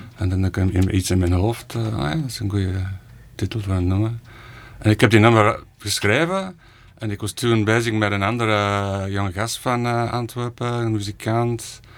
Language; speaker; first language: Dutch; non-native, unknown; English